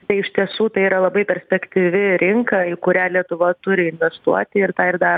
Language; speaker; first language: Lithuanian; native; Lithuanian